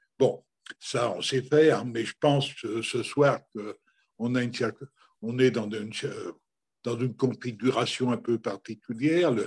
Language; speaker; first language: French; native; French